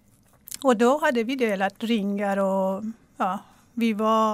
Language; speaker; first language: Swedish; non-native, fluent; Persian